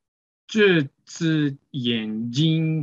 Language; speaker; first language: Chinese; non-native, learner; English